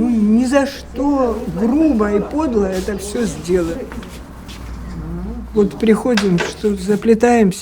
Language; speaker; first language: Russian; native; Russian